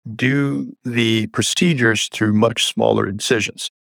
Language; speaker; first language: English; early bilingual, other home language; Persian